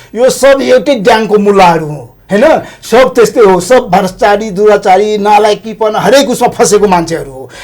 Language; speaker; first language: Nepali; non-native, local second language; Maithili